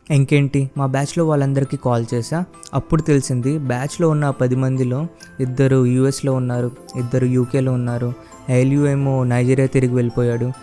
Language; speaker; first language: Telugu; early bilingual, heritage; Telugu